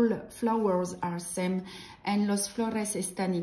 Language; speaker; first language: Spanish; non-native, learner; French